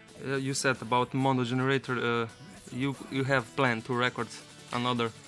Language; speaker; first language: English; non-native, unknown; Slovenian